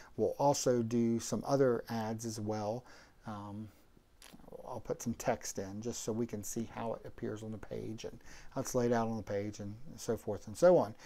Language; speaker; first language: English; native; English